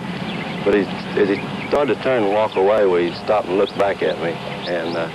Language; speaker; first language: English; native; English